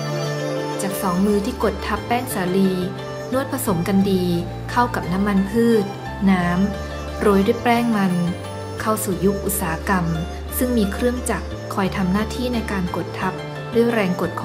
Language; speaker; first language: Thai; native; Thai